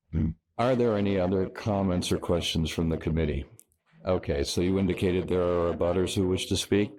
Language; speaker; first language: English; native; English